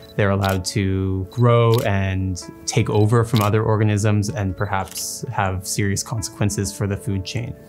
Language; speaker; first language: English; native; English